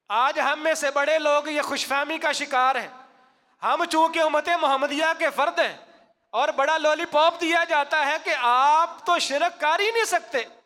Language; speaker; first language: Urdu; non-native, local second language; Punjabi